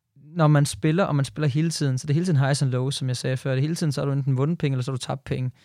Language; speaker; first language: Danish; native; Danish